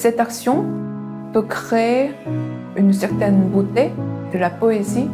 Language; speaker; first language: French; non-native, fluent; Korean